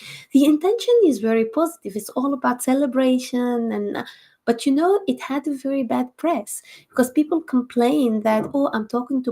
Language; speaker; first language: English; non-native, fluent; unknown